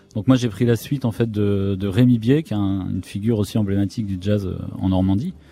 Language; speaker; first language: French; native; French